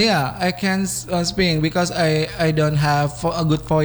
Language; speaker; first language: English; non-native, learner; Indonesian